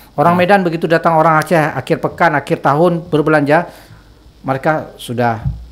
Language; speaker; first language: Indonesian; non-native, local second language; Achinese